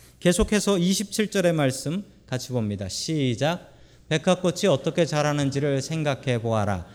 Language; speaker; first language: Korean; native; Korean